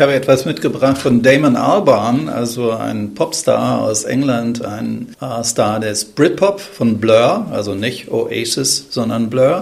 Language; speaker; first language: German; native; German